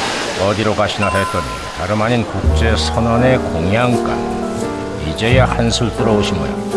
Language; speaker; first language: Korean; native; Korean